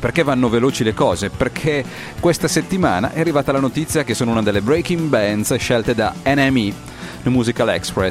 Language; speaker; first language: Italian; native; Italian